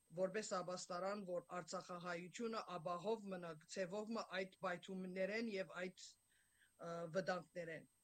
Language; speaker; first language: Armenian; native; Armenian